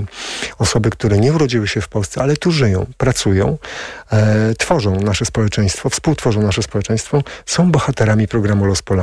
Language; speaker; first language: Polish; native; Polish